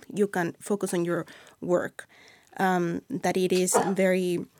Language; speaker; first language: English; non-native, fluent; Spanish